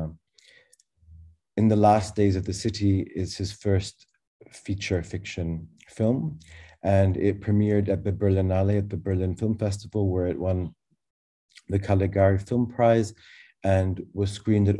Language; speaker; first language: English; native; English